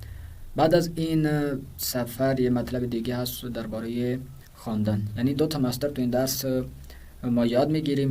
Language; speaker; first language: Persian; non-native, fluent; Urdu